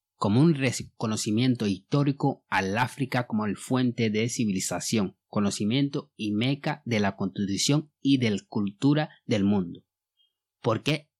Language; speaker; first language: Spanish; non-native, fluent; Bambara